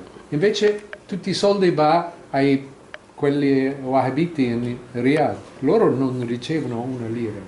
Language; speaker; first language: Italian; non-native, fluent; English